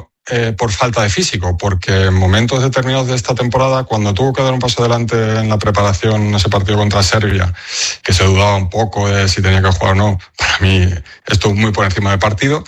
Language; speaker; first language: Spanish; native; Spanish